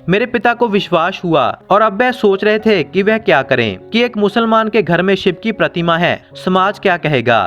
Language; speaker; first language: Hindi; native; Hindi